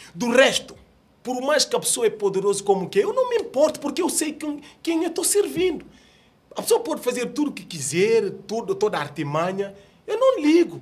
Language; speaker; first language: Portuguese; non-native, local second language; Upper Guinea Crioulo